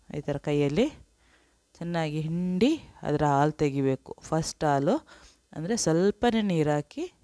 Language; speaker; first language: Kannada; non-native, local second language; Urdu